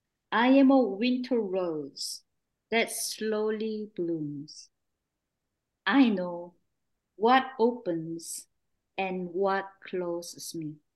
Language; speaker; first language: English; non-native, fluent; Korean